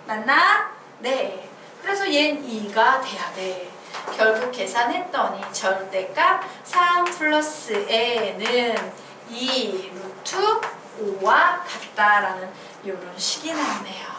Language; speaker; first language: Korean; native; Korean